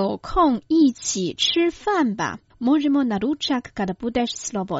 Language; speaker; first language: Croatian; non-native, fluent; Chinese